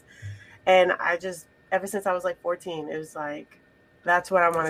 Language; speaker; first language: English; native; English